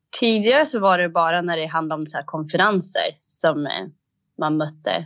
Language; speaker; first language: Swedish; early bilingual, other home language; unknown